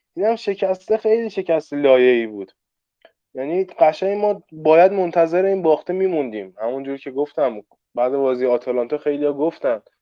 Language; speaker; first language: Persian; native; Persian